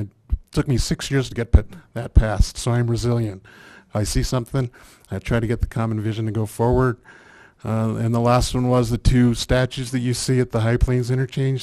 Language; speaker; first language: English; native; English